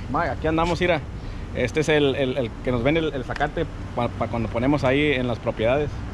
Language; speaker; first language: Spanish; early bilingual, heritage; Spanish